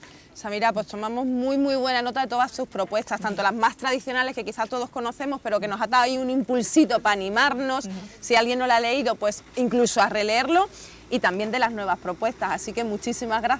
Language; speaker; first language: Spanish; native; Spanish